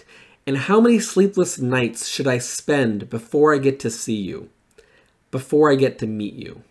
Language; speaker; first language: English; native; English